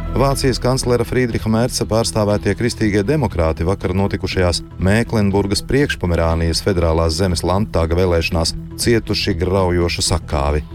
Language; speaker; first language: Latvian; native; Latvian